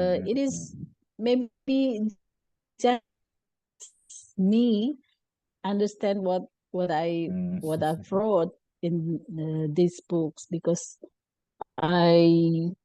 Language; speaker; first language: English; non-native, learner; Indonesian